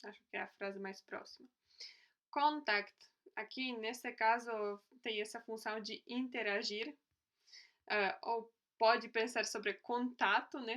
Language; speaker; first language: Portuguese; non-native, fluent; Polish